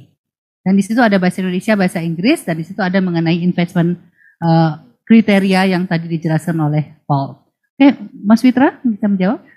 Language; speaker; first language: Indonesian; native; Indonesian